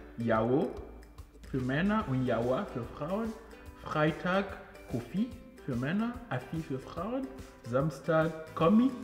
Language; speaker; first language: German; non-native, fluent; Ewe